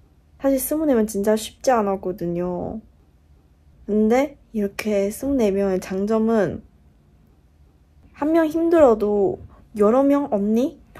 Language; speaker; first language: Korean; non-native, fluent; Chinese